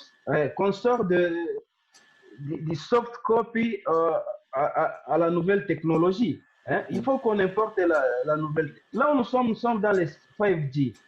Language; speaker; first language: French; non-native, local second language; Swahili